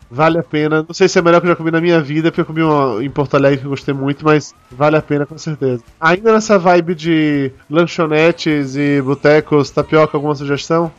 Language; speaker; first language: Portuguese; native; Portuguese